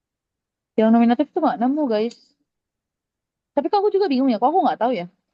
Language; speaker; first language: Indonesian; native; Indonesian